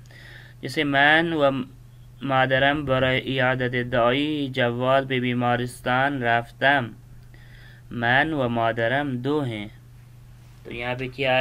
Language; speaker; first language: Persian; non-native, fluent; Urdu